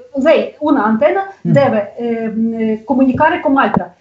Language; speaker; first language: Italian; non-native, learner; Russian